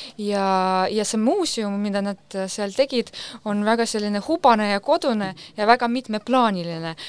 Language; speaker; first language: Estonian; non-native, local second language; Russian